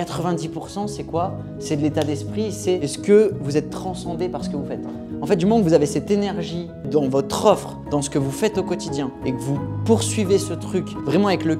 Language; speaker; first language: French; native; French